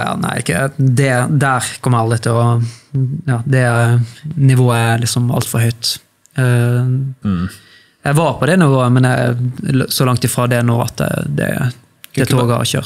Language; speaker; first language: Norwegian; native; Norwegian